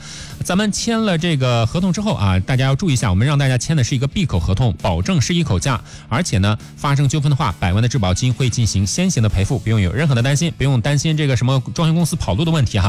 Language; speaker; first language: Chinese; native; Chinese